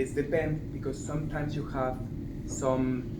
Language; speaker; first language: English; non-native, learner; Spanish